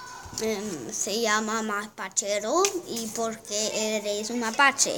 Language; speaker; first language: Spanish; non-native, learner; German